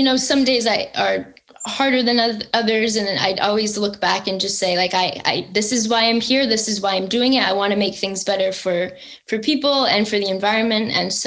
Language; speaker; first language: English; native; English